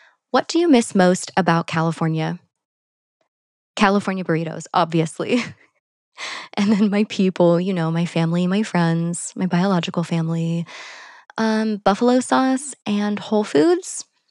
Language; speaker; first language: English; native; English